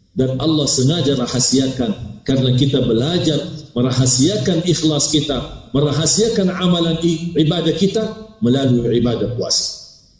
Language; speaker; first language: Malay; non-native, fluent; Arabic